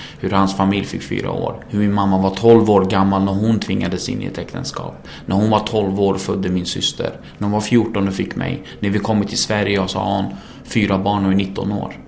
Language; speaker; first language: Swedish; early bilingual, other home language; Kurdish